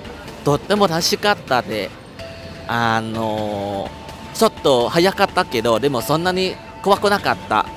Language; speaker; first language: Japanese; non-native, learner; Thai